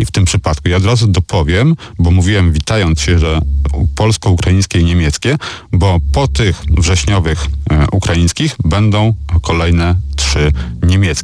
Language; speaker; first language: Polish; native; Polish